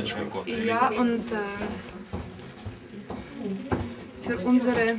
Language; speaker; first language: German; non-native, fluent; Russian